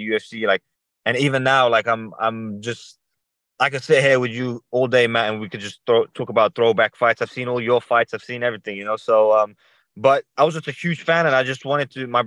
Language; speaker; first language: English; native; English